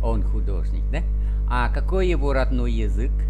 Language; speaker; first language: Russian; non-native, fluent; Vietnamese